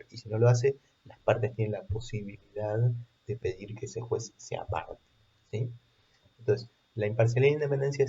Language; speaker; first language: Spanish; native; Spanish